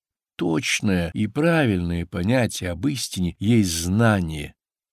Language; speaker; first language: Russian; native; Russian